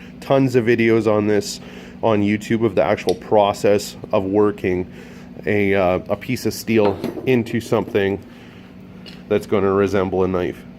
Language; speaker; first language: English; native; English